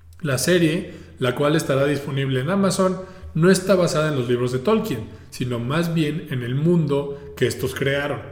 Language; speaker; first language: Spanish; native; Spanish